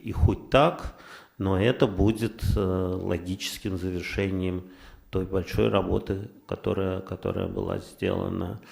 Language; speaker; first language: Russian; native; Russian